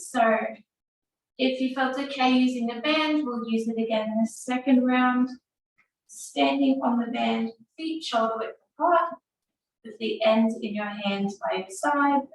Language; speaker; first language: English; native; English